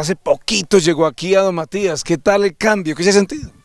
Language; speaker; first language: Spanish; native; Spanish